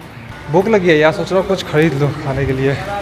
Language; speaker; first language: Hindi; native; Hindi